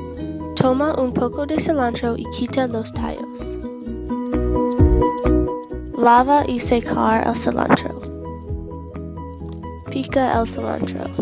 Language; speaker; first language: Spanish; non-native, learner; English